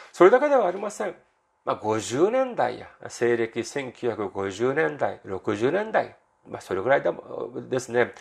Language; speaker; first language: Japanese; non-native, fluent; Korean